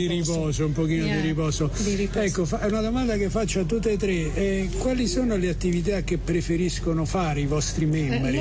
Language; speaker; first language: Italian; native; Italian